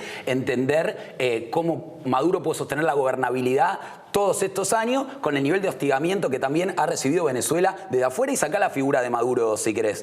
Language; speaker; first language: Spanish; native; Spanish